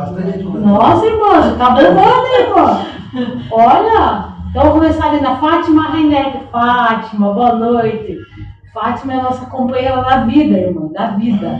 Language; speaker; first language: Portuguese; native; Portuguese